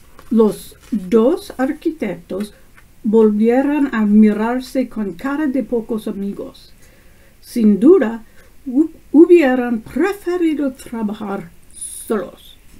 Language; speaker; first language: Spanish; non-native, learner; English